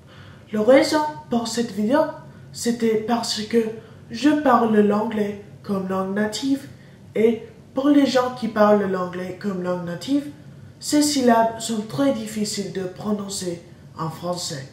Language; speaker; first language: French; non-native, learner; English